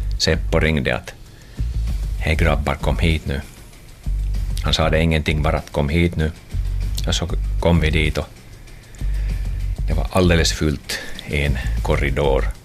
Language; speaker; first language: Swedish; non-native, local second language; Finnish